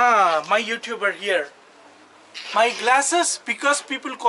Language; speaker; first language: English; non-native, local second language; Telugu